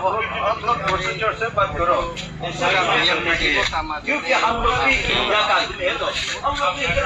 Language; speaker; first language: Hindi; non-native, local second language; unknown